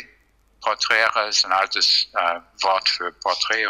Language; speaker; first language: German; non-native, fluent; English